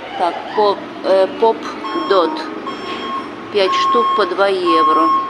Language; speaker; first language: Ukrainian; native; Ukrainian